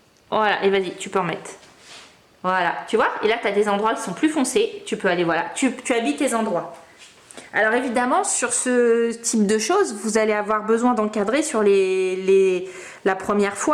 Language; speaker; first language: French; native; French